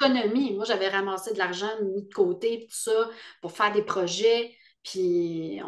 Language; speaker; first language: French; native; French